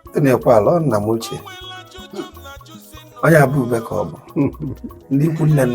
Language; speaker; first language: Igbo; native; Igbo